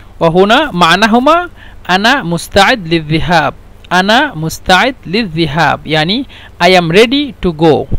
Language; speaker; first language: Egyptian Arabic; non-native, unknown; Bangla